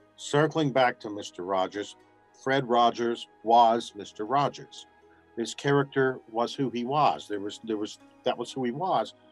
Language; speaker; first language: English; native; English